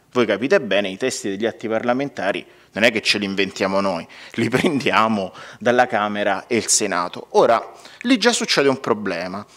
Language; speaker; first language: Italian; native; Italian